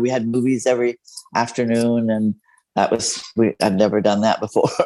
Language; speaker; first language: English; non-native, fluent; Spanish